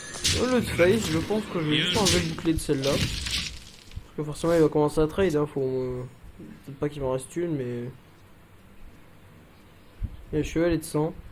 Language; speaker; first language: French; native; French